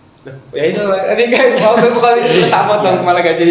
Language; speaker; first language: Indonesian; native; Indonesian